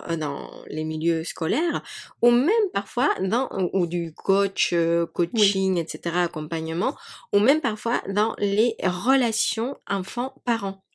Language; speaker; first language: French; non-native, fluent; Spanish